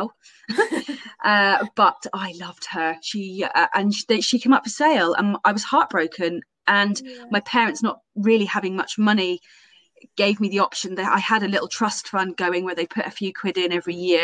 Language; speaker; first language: English; native; English